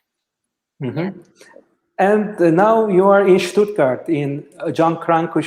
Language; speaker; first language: English; non-native, fluent; Turkish